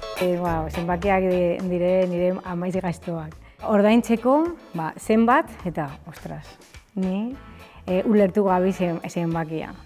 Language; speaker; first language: Basque; non-native, learner; Spanish